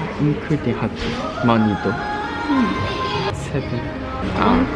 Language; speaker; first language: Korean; non-native, learner; Japanese